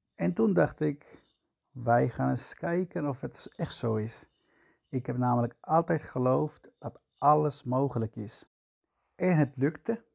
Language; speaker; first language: Dutch; non-native, fluent; Spanish